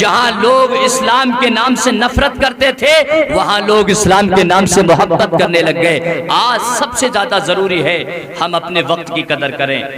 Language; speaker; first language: Urdu; native; Urdu